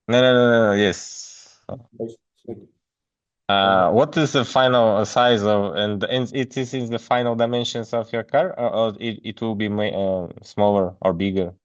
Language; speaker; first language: English; non-native, learner; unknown